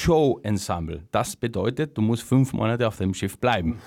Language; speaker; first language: German; non-native, fluent; Spanish